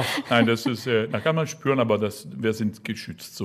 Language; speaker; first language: German; non-native, fluent; French